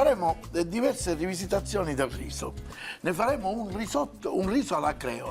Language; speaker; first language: Italian; native; Italian